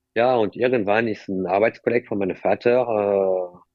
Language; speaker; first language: German; non-native, fluent; French